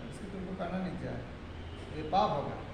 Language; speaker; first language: Hindi; non-native, local second language; Bangla